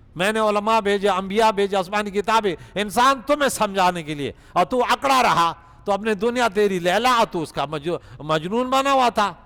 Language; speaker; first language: Urdu; non-native, local second language; Pashto